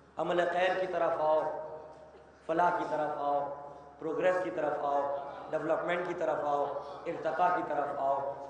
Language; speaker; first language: Urdu; native; Urdu